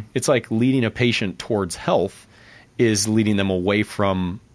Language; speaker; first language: English; native; English